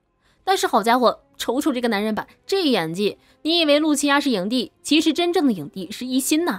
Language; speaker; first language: Chinese; native; Chinese